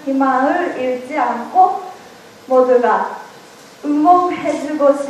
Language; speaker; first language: Korean; non-native, learner; Japanese